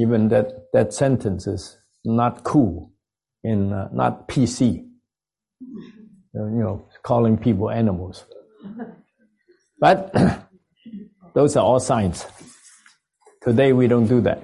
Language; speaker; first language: English; non-native, local second language; Cantonese